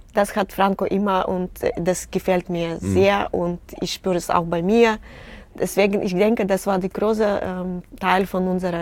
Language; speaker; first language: German; non-native, learner; Russian